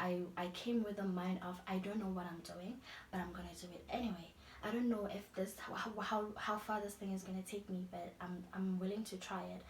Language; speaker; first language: English; non-native, local second language; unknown